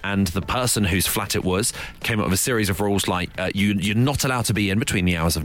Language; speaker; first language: English; native; English